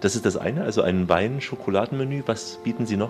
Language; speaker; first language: German; native; German